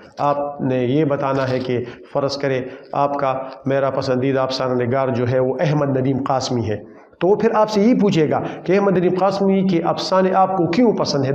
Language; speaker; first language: Urdu; non-native, local second language; Pashto